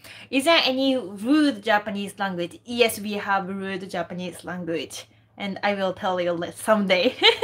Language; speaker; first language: English; non-native, fluent; Japanese